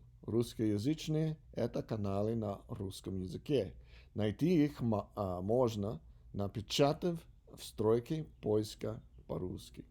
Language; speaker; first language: Russian; non-native, learner; English